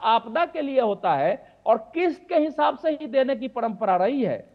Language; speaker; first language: Hindi; native; Hindi